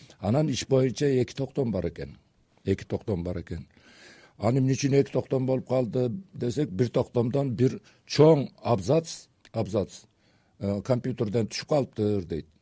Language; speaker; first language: Kyrgyz; native; Kyrgyz